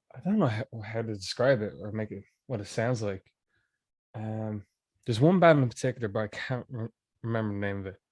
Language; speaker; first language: English; native; English